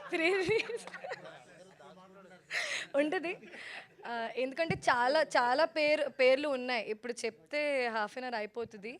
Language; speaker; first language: Telugu; non-native, fluent; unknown